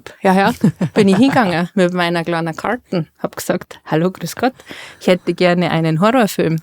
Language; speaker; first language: German; native; German